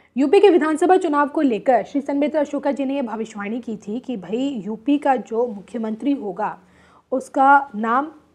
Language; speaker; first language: Hindi; native; Hindi